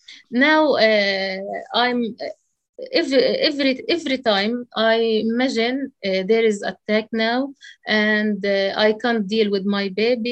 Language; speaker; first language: English; non-native, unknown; Arabic